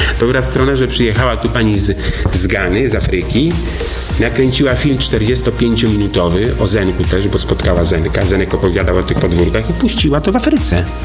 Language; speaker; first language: Polish; native; Polish